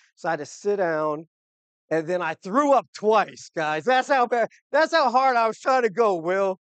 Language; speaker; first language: English; native; English